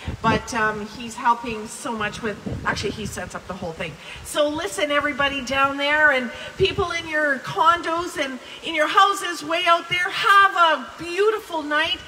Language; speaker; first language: English; native; English